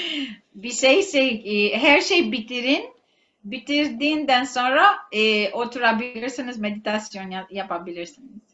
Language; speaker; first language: Turkish; non-native, fluent; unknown